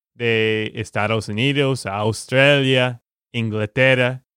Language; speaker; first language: Spanish; non-native, fluent; English